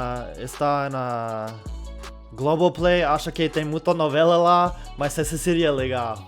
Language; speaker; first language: Portuguese; non-native, fluent; English